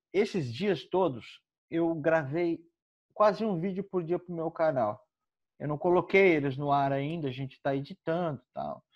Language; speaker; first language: Portuguese; native; Portuguese